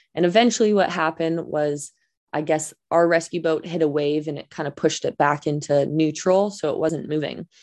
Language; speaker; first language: English; native; English